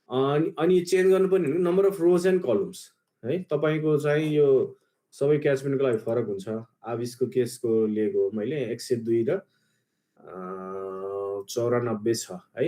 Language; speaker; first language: Nepali; native; Nepali